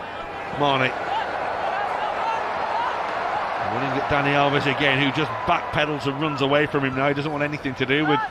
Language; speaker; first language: English; native; English